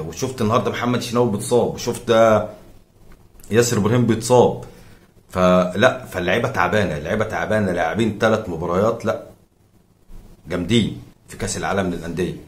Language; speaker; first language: Arabic; native; Arabic